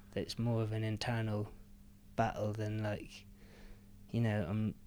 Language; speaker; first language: English; native; English